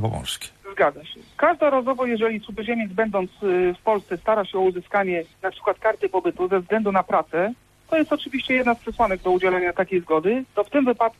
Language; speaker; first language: Polish; native; Polish